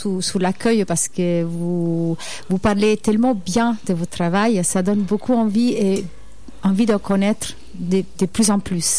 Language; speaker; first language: French; native; French